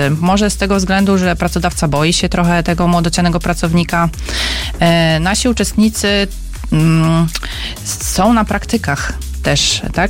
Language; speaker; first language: Polish; native; Polish